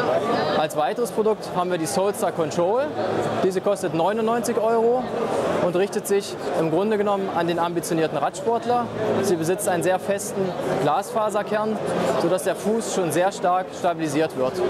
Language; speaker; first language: German; native; German